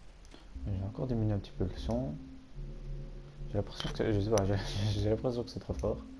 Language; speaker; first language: French; native; French